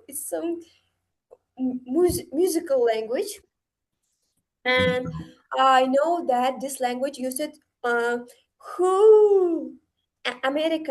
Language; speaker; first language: English; non-native, learner; Uzbek